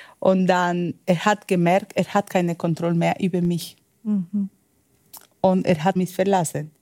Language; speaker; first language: German; non-native, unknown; Spanish